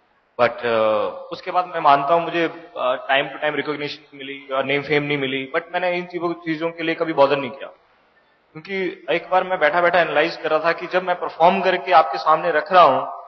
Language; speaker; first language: Hindi; native; Hindi